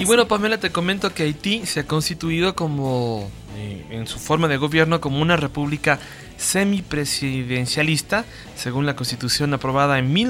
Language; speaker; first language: Spanish; native; Spanish